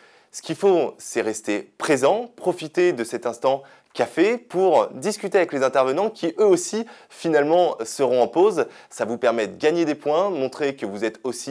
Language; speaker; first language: French; native; French